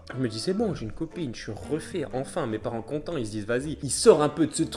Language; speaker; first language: French; native; French